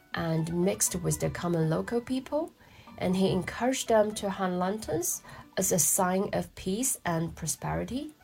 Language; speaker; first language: English; non-native, fluent; Chinese